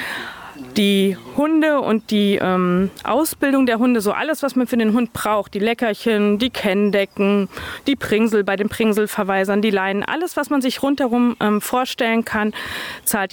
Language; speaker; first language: German; native; German